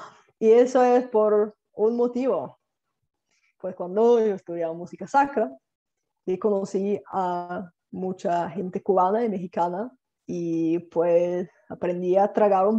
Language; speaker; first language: Spanish; non-native, fluent; Bulgarian